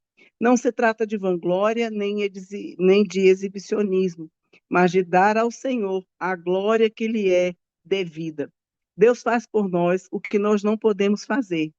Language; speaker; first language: Portuguese; native; Portuguese